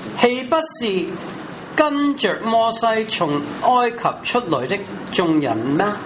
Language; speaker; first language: Chinese; non-native, local second language; Cantonese